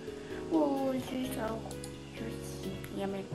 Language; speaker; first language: German; non-native, learner; Portuguese